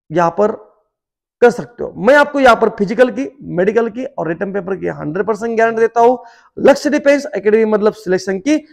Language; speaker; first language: Hindi; non-native, local second language; Marathi